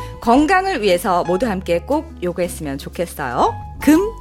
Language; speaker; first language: Korean; native; Korean